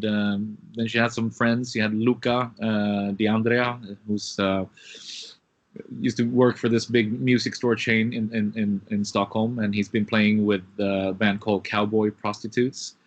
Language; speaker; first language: English; non-native, fluent; Swedish